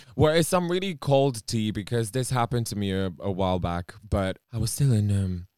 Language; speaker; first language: English; non-native, fluent; Romanian